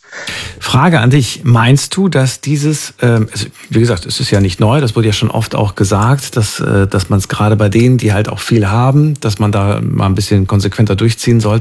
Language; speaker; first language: German; native; German